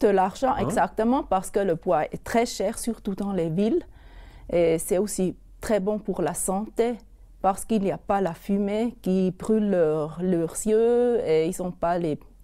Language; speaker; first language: French; non-native, local second language; German